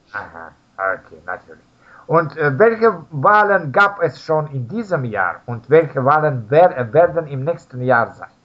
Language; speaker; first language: German; non-native, learner; Russian